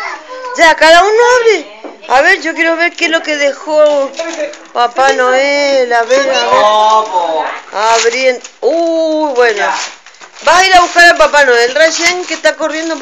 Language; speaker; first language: Spanish; native; Spanish